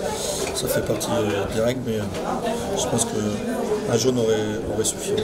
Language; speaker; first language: French; native; French